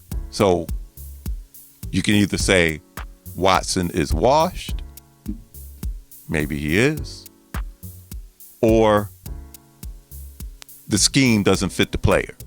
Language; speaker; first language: English; native; English